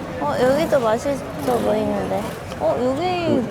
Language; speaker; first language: Korean; non-native, fluent; Dutch